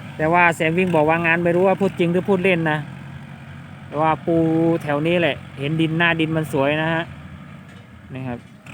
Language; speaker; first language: Thai; native; Thai